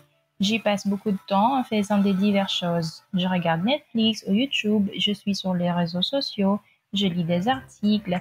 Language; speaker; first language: French; non-native, fluent; Filipino